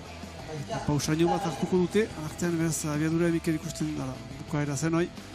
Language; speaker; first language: Basque; native; Basque